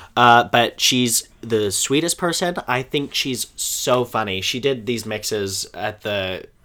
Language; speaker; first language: English; native; English